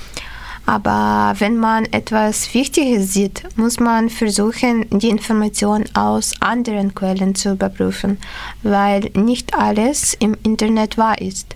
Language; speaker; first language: German; non-native, learner; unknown